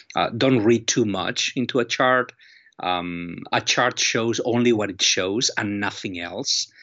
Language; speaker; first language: English; non-native, fluent; Spanish